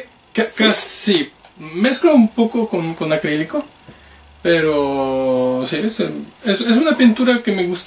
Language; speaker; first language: Spanish; non-native, fluent; French